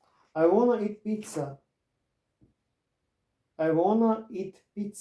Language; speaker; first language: English; non-native, learner; Croatian